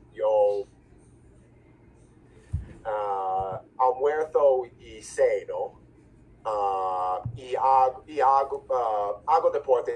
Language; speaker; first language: Spanish; non-native, fluent; English